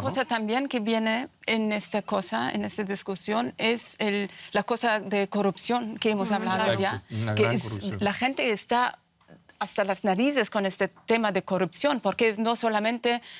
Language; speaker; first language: Spanish; non-native, fluent; Persian